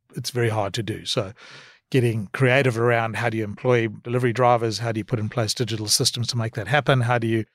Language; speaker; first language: English; native; English